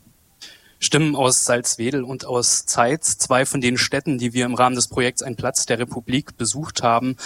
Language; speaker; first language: German; native; German